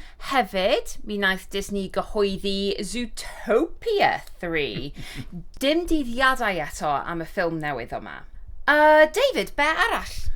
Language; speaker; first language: Welsh; non-native, learner; English